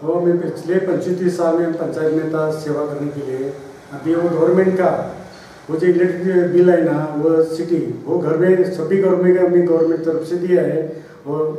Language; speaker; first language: Hindi; non-native, local second language; Marathi